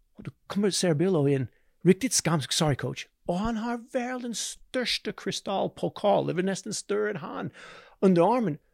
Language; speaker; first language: Swedish; non-native, fluent; English